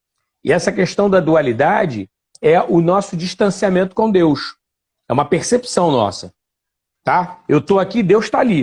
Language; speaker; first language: Portuguese; native; Portuguese